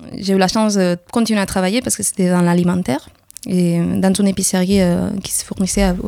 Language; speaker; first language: French; non-native, fluent; Spanish